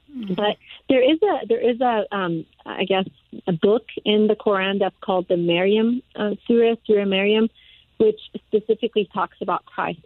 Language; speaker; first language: English; early bilingual, other home language; Persian